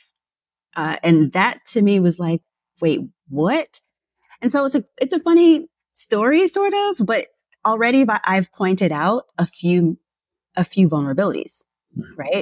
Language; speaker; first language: English; native; English